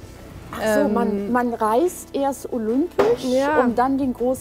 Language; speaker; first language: German; native; German